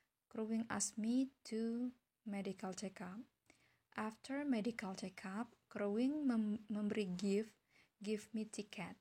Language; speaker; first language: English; non-native, fluent; Indonesian